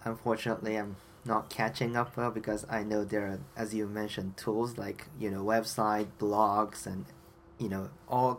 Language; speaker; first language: English; non-native, fluent; Japanese